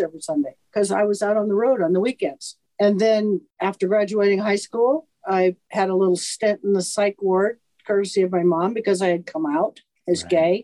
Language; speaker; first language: English; native; English